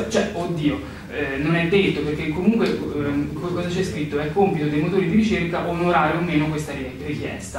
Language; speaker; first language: Italian; native; Italian